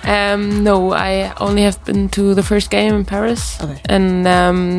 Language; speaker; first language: English; non-native, fluent; German